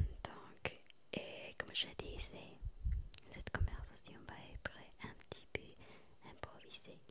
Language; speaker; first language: French; non-native, learner; Spanish